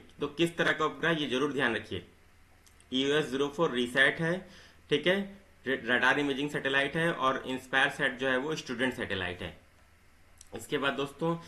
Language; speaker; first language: Hindi; native; Hindi